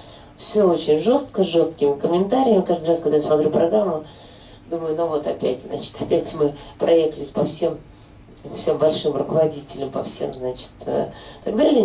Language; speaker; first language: Russian; native; Russian